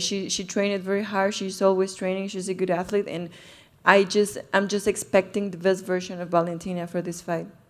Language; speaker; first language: English; non-native, fluent; Spanish